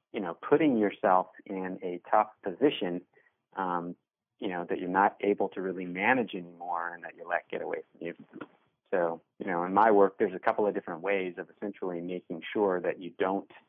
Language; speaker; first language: English; native; English